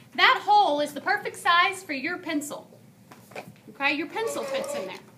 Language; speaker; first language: English; native; English